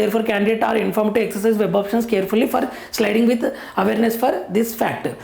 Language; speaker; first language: English; non-native, local second language; Telugu